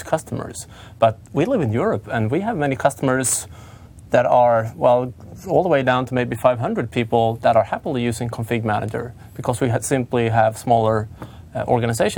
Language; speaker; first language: English; non-native, fluent; Swedish